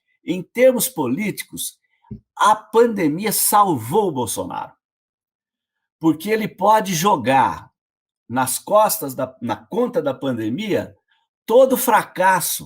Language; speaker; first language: Portuguese; native; Portuguese